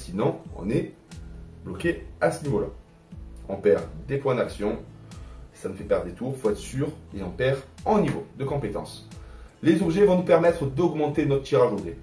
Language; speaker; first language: French; native; French